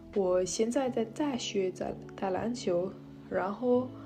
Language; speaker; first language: Chinese; non-native, learner; French